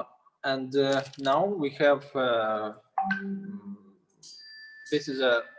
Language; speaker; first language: English; non-native, learner; Russian